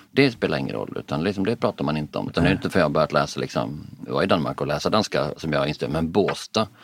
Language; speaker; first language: Swedish; native; Swedish